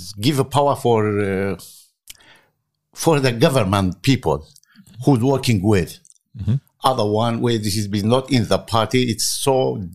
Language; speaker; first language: English; non-native, learner; Arabic